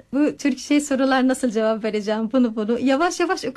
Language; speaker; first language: Turkish; non-native, fluent; Arabic